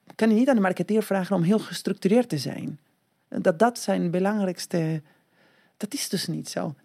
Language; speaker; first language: Dutch; non-native, fluent; Spanish